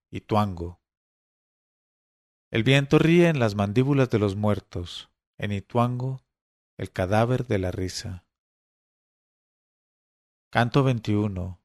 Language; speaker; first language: Spanish; native; Spanish